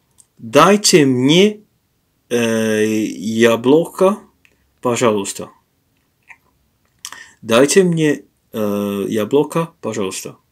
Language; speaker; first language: Russian; non-native, learner; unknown